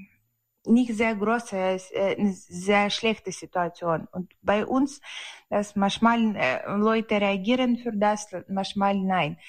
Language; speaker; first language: German; non-native, learner; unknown